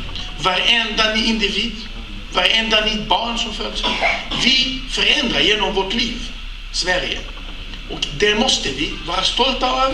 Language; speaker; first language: Swedish; non-native, fluent; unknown